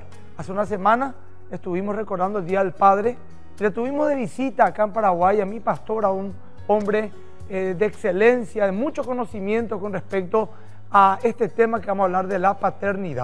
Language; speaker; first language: Spanish; native; Spanish